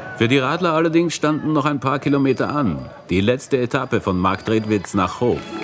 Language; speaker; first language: German; native; German